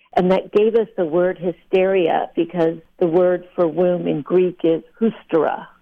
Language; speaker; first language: English; early bilingual, other home language; Lithuanian